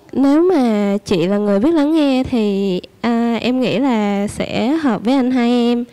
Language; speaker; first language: Vietnamese; native; Vietnamese